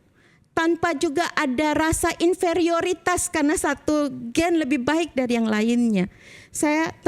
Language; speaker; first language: Indonesian; native; Indonesian